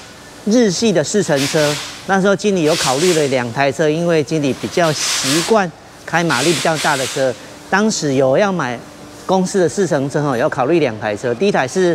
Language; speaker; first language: Chinese; native; Chinese